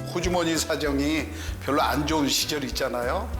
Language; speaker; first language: Korean; native; Korean